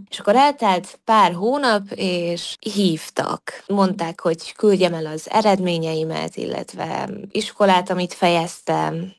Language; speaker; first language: Hungarian; native; Hungarian